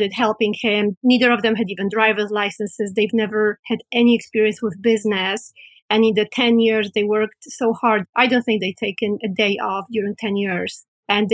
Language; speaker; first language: English; non-native, fluent; Polish